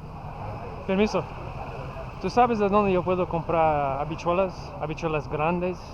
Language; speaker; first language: Spanish; non-native, learner; English